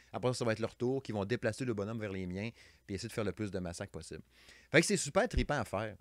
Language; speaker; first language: French; native; French